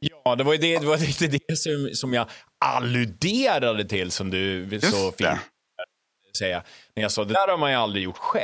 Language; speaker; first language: Swedish; native; Swedish